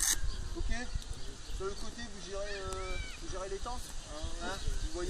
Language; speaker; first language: French; native; French